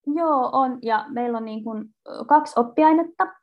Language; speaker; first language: Finnish; native; Finnish